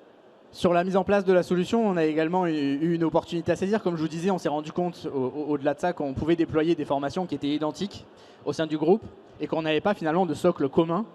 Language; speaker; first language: French; native; French